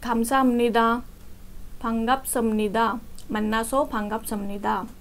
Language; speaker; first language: Korean; non-native, learner; Marathi